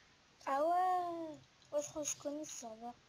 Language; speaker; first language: French; native; French